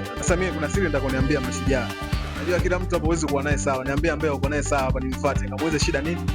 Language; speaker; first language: Swahili; native; Swahili